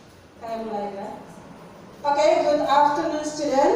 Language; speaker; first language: English; non-native, fluent; Indonesian